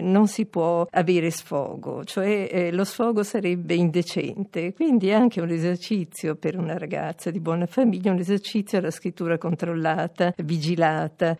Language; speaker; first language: Italian; native; Italian